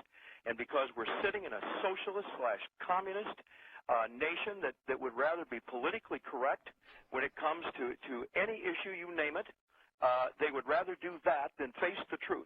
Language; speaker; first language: English; native; English